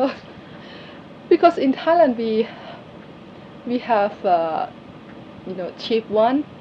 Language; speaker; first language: English; non-native, learner; Thai